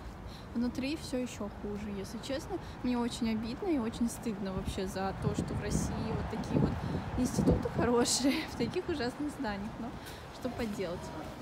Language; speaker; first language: Russian; native; Russian